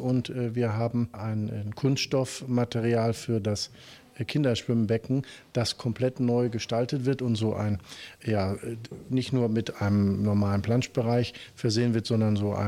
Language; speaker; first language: German; native; German